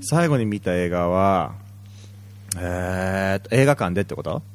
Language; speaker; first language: Japanese; early bilingual, heritage; Japanese